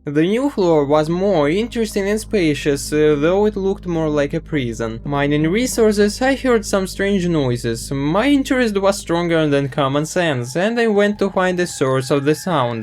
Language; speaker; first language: English; non-native, fluent; Russian